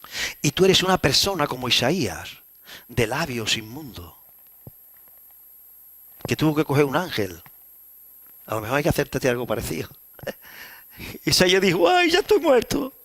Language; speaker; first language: Spanish; native; Spanish